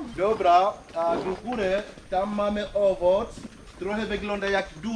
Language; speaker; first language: Polish; non-native, learner; Swahili